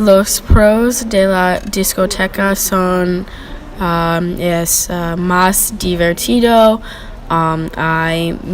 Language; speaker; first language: Spanish; non-native, learner; English